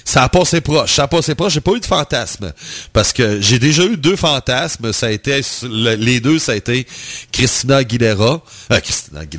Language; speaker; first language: French; native; French